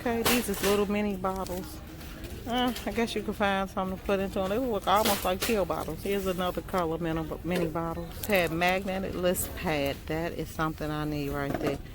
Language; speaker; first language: English; native; English